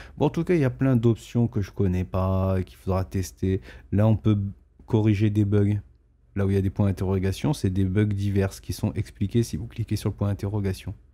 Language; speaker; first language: French; native; French